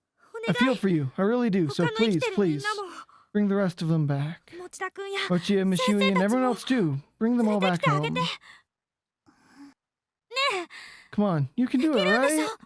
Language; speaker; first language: English; native; English